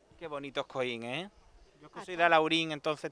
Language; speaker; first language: Spanish; native; Spanish